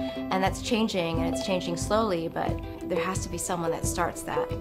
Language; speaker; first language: English; early bilingual, other home language; Chinese